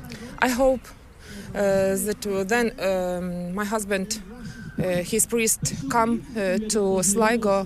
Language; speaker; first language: English; non-native, learner; Ukrainian